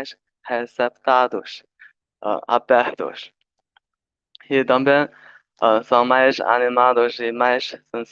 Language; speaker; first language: Portuguese; non-native, learner; Chinese